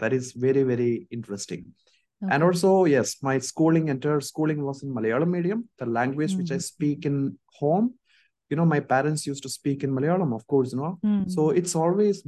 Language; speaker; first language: English; non-native, local second language; Malayalam